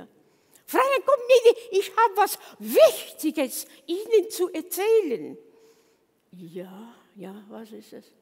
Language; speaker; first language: German; non-native, learner; English